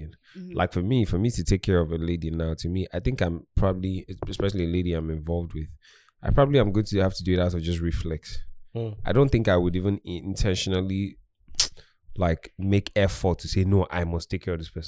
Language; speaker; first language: English; non-native, local second language; Igbo